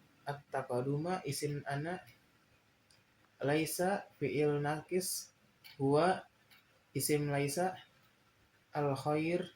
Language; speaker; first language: Arabic; non-native, learner; Indonesian